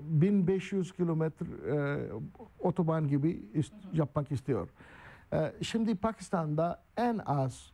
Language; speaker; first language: Turkish; non-native, learner; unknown